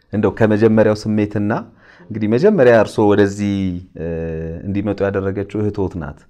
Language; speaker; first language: Amharic; native; Amharic